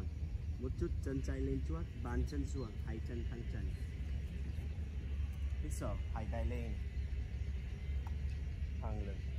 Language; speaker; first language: Vietnamese; non-native, learner; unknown